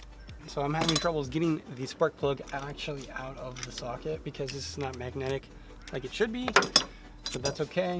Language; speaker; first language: English; native; English